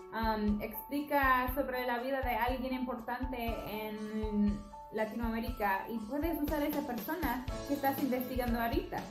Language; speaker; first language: Spanish; non-native, fluent; English